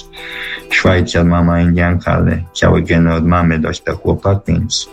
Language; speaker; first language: Polish; early bilingual, heritage; Polish